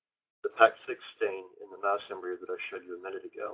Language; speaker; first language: English; native; English